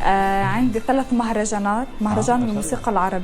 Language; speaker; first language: Arabic; native; Arabic